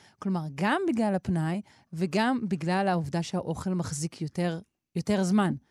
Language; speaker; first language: Hebrew; native; Hebrew